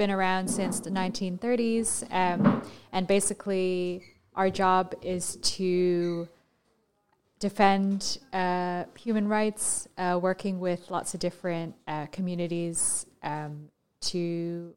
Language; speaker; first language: English; non-native, local second language; Cantonese